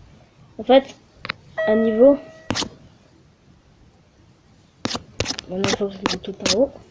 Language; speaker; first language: French; native; French